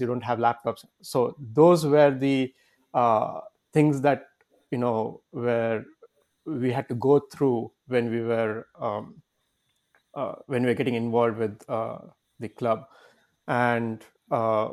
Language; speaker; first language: English; non-native, local second language; Kannada